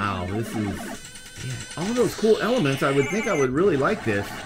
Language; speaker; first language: English; native; English